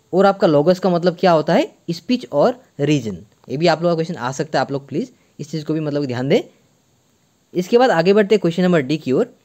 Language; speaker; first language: Hindi; non-native, local second language; Assamese